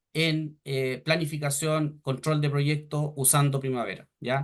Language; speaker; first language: Spanish; native; Spanish